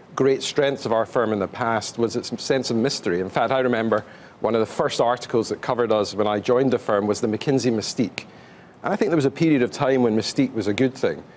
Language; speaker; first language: English; native; English